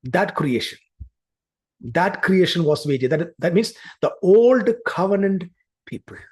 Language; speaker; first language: English; non-native, local second language; Malayalam